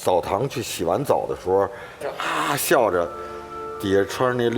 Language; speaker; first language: Chinese; native; Chinese